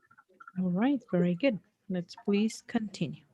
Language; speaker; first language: English; non-native, fluent; Spanish